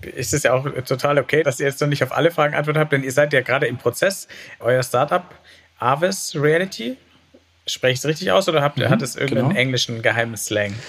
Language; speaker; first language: German; native; German